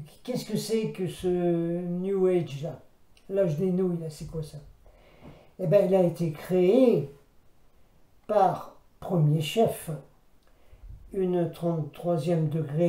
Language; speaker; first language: French; native; French